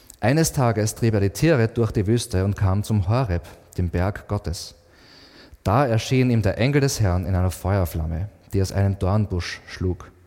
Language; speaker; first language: German; native; German